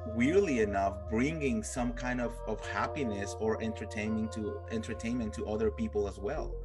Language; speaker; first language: English; non-native, fluent; Spanish